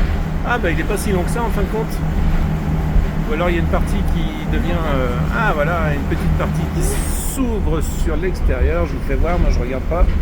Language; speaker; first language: French; native; French